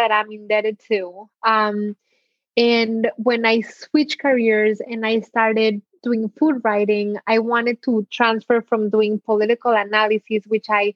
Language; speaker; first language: English; non-native, fluent; Spanish